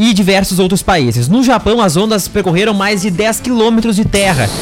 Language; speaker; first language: Portuguese; native; Portuguese